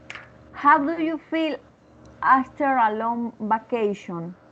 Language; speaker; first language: English; non-native, learner; Spanish